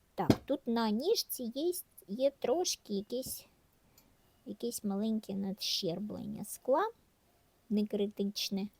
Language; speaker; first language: Ukrainian; native; Ukrainian